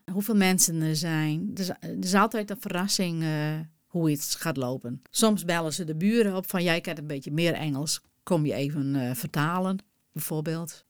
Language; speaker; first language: Dutch; non-native, local second language; Western Frisian